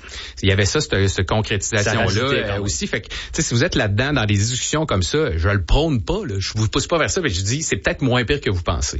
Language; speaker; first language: French; native; French